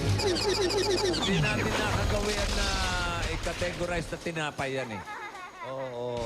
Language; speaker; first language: Filipino; native; Filipino